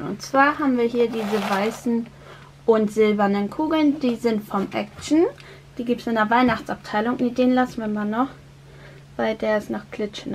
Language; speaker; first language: German; native; German